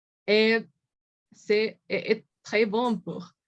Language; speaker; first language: French; non-native, learner; Spanish